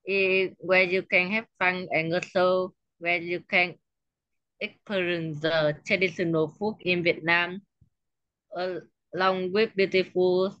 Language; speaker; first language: English; non-native, learner; Vietnamese